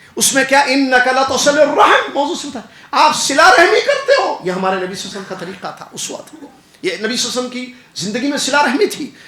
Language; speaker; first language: Urdu; native; Urdu